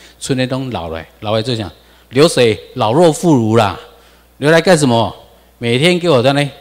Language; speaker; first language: Chinese; non-native, local second language; Min Nan Chinese